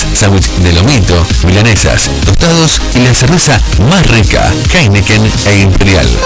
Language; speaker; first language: Spanish; native; Spanish